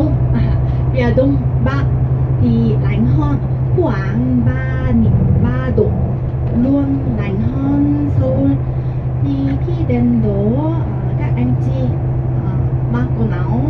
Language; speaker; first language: Vietnamese; non-native, learner; Korean